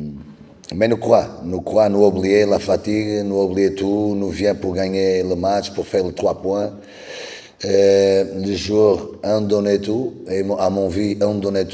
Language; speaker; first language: French; non-native, learner; Portuguese